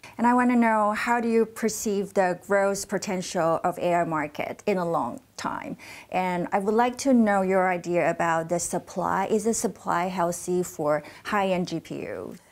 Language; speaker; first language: English; non-native, fluent; Chinese